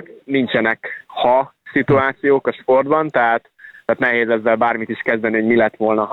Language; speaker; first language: Hungarian; native; Hungarian